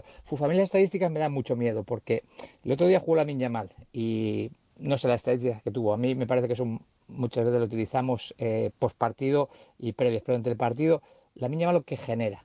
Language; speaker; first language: Spanish; native; Spanish